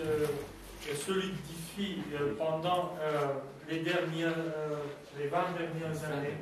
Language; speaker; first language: French; non-native, fluent; Romanian